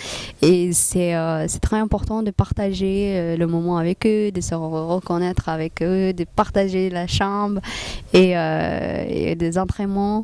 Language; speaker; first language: French; non-native, fluent; Tigrinya